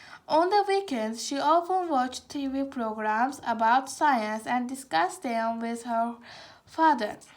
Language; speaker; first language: English; non-native, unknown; Azerbaijani